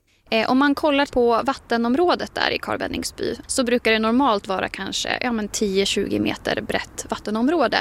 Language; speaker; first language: Swedish; native; Swedish